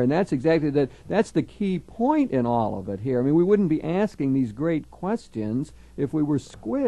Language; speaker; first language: English; native; English